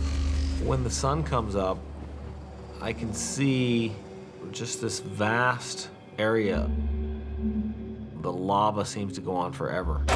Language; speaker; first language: English; native; English